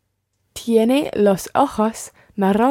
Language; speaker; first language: Spanish; non-native, learner; English